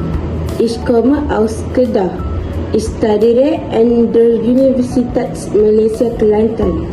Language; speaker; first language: German; non-native, learner; Malay